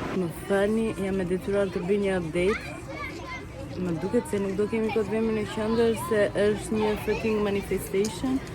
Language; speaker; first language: Albanian; early bilingual, heritage; Albanian